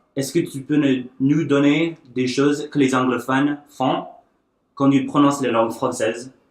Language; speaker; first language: French; non-native, learner; English